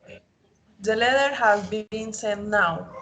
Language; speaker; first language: English; non-native, learner; Spanish